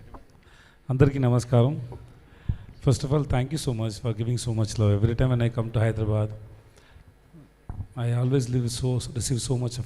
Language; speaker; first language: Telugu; non-native, learner; Tamil